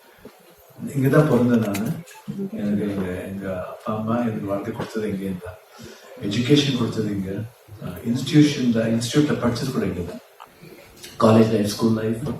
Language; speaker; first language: Tamil; non-native, local second language; Kannada